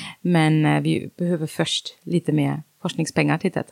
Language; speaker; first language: Swedish; non-native, fluent; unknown